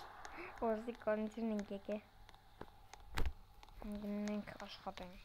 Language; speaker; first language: Armenian; early bilingual, heritage; Armenian